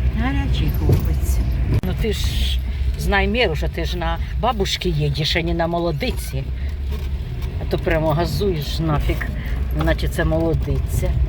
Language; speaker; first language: Ukrainian; native; Ukrainian